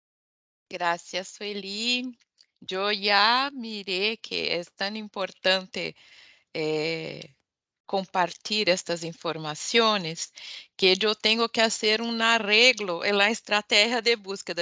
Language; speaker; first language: Spanish; non-native, fluent; Portuguese